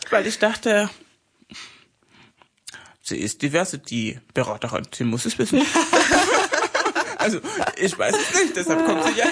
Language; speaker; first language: German; non-native, fluent; Spanish